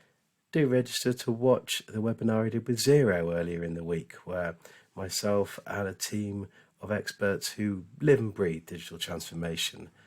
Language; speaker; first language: English; native; English